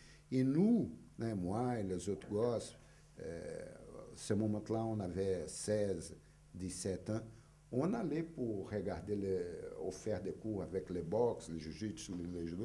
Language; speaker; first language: French; non-native, fluent; Portuguese